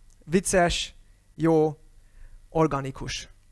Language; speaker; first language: Hungarian; early bilingual, heritage; Hungarian